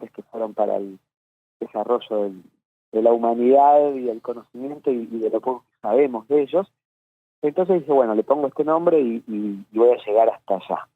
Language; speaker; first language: Spanish; native; Spanish